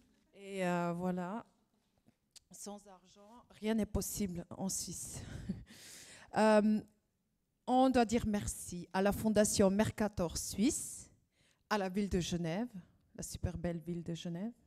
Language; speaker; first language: French; non-native, fluent; German